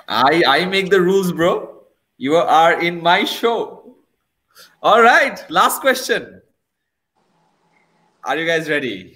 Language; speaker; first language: English; non-native, local second language; Bangla